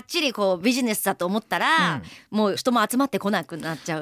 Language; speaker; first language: Japanese; native; Japanese